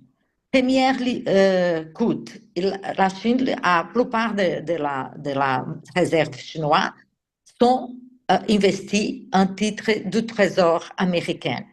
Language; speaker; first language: French; non-native, fluent; Portuguese